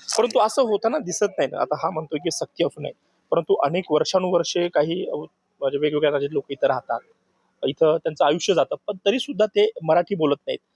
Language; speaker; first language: Marathi; native; Marathi